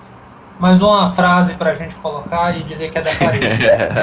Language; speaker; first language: Portuguese; native; Portuguese